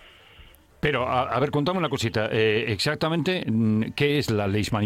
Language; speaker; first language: Spanish; native; Spanish